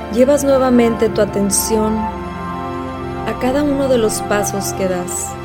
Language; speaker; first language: Spanish; native; Spanish